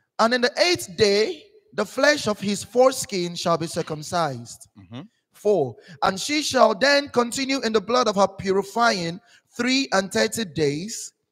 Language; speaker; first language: English; non-native, local second language; Igbo